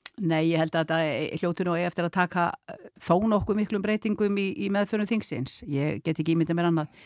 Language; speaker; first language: Icelandic; native; Icelandic